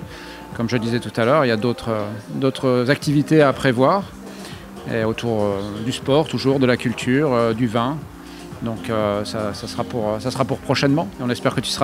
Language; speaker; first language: French; native; French